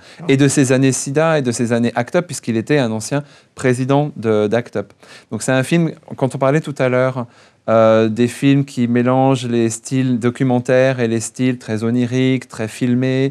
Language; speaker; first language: French; native; French